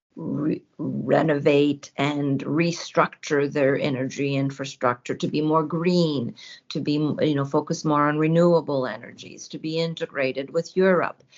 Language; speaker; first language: English; early bilingual, other home language; Ukrainian